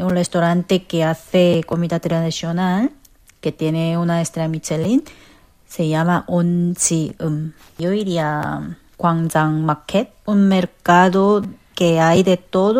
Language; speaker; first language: Spanish; non-native, fluent; Korean